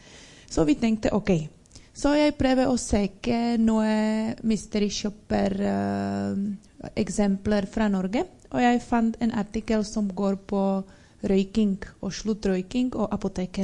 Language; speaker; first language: Norwegian; non-native, learner; Czech